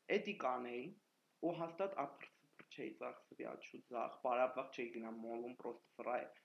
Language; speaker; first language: Armenian; native; Armenian